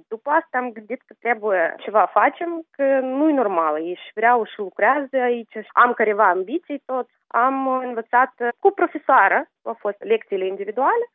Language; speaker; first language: Romanian; non-native, learner; Ukrainian